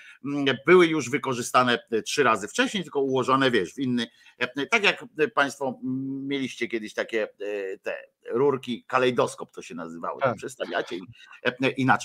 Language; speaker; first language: Polish; native; Polish